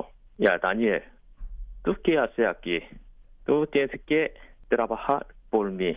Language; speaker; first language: Spanish; non-native, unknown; Korean